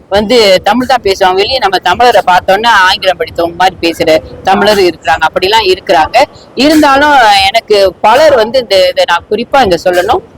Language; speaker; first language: Tamil; early bilingual, heritage; Tamil